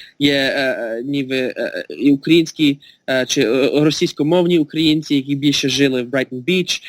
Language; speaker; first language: Ukrainian; early bilingual, heritage; Ukrainian